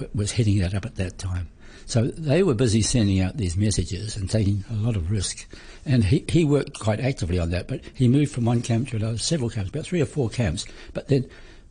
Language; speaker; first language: English; native; English